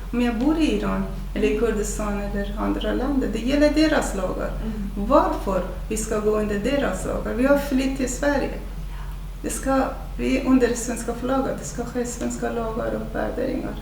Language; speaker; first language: Swedish; non-native, fluent; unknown